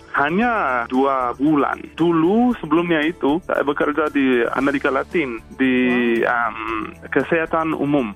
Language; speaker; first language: Indonesian; non-native, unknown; English